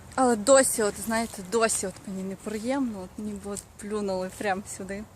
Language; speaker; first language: Ukrainian; non-native, local second language; Russian